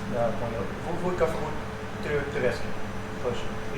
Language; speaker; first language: Russian; non-native, learner; Dutch